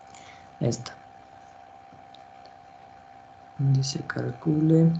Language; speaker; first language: Spanish; native; Spanish